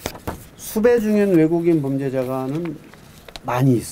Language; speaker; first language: Korean; native; Korean